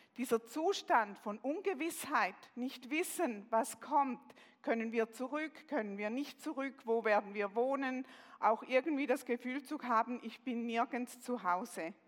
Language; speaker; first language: German; native; German